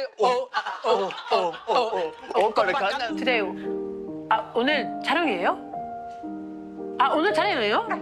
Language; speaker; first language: Korean; non-native, learner; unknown